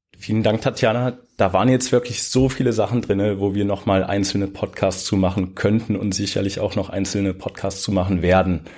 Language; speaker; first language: German; native; German